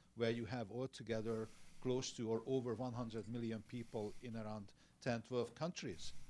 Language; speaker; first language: English; non-native, fluent; Hungarian